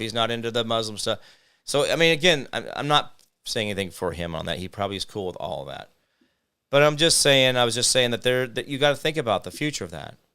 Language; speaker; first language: English; native; English